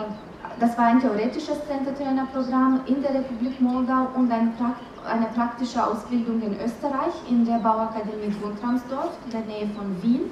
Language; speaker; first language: German; non-native, fluent; Romanian